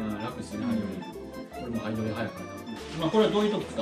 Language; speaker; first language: Japanese; native; Japanese